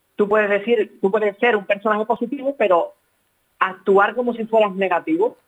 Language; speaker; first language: Spanish; native; Spanish